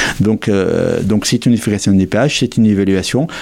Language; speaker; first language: French; native; French